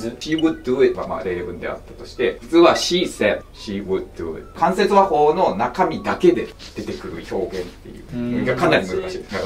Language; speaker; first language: Japanese; native; Japanese